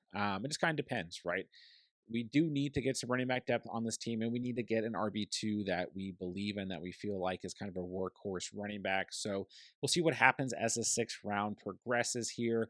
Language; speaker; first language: English; native; English